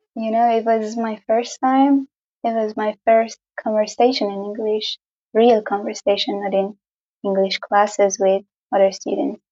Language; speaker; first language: English; non-native, fluent; Persian